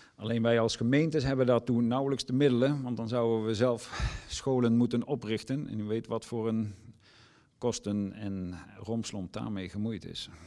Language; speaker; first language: Dutch; native; Dutch